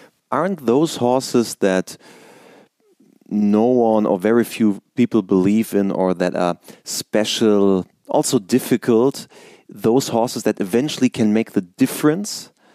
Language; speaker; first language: English; non-native, fluent; German